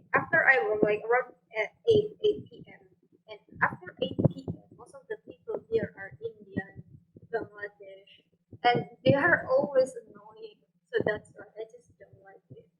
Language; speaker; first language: English; non-native, fluent; Indonesian